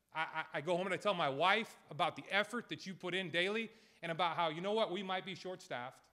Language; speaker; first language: English; native; English